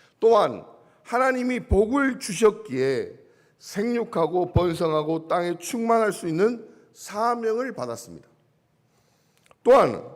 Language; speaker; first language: Korean; native; Korean